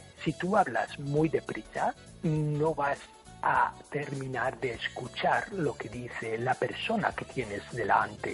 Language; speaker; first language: Spanish; non-native, fluent; English